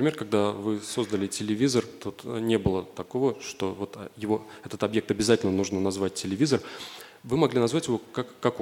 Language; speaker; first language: Russian; native; Russian